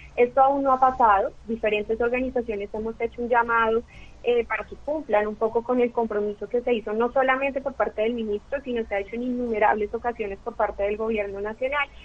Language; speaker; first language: Spanish; native; Spanish